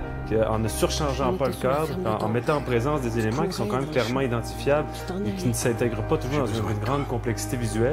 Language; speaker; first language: French; native; French